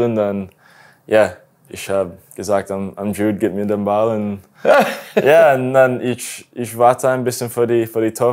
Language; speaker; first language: German; non-native, learner; English